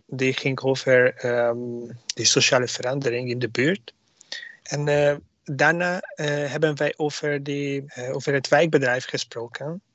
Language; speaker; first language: Dutch; non-native, learner; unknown